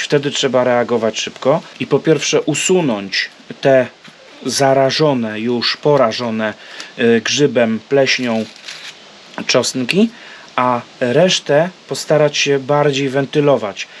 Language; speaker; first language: Polish; native; Polish